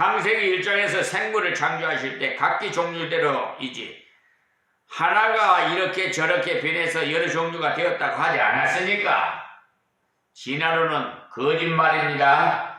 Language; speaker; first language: Korean; native; Korean